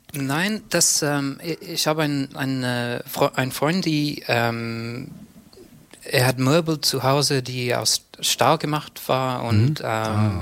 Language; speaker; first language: German; non-native, learner; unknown